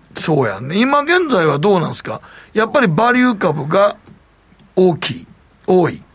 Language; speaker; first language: Japanese; native; Japanese